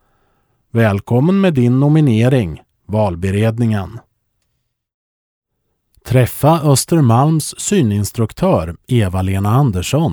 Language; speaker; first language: Swedish; native; Swedish